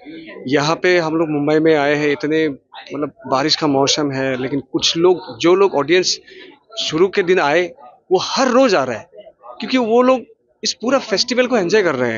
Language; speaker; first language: Hindi; non-native, local second language; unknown